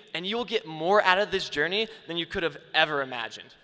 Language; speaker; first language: English; native; English